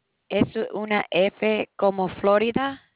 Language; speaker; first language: Spanish; early bilingual, heritage; Spanish